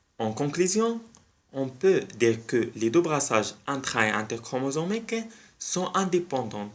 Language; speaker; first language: French; non-native, local second language; Arabic